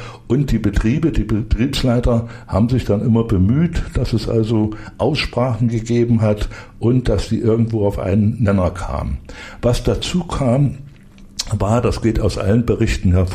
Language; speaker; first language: German; native; German